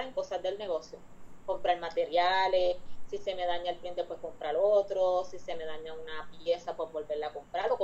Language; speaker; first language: Spanish; native; Spanish